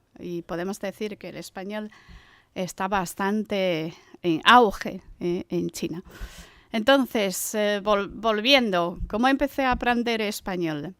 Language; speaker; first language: Spanish; non-native, fluent; Chinese